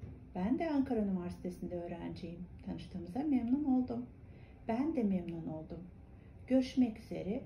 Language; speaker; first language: Turkish; non-native, fluent; Kazakh